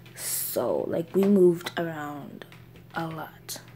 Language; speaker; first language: English; native; English